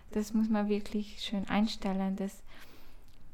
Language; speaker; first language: German; non-native, learner; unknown